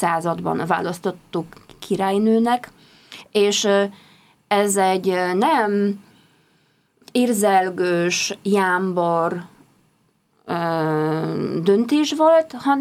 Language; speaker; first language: Hungarian; non-native, fluent; Polish